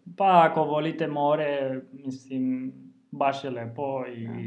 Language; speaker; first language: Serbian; non-native, learner; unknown